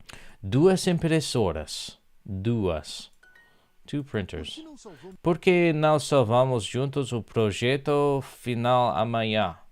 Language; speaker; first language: Portuguese; non-native, learner; English